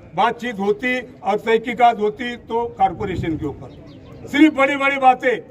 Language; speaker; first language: Hindi; non-native, local second language; Urdu